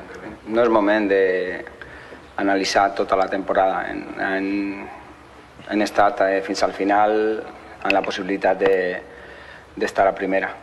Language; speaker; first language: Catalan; non-native, local second language; Spanish